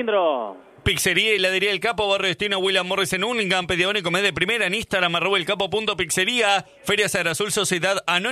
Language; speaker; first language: Spanish; native; Spanish